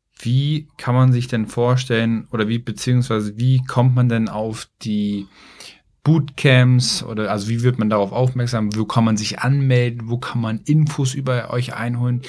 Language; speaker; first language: German; native; German